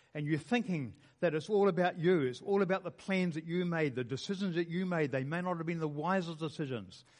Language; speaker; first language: English; native; English